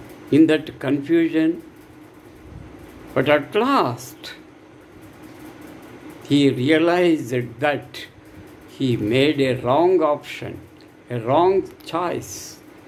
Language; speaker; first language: English; non-native, local second language; Telugu